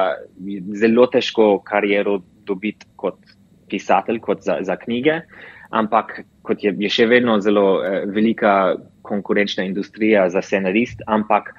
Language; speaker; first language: Slovenian; early bilingual, heritage; English